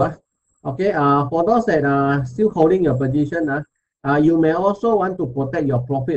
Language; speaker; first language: English; non-native, local second language; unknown